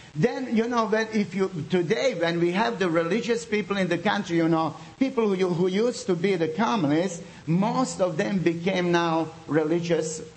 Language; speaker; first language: English; non-native, fluent; Bosnian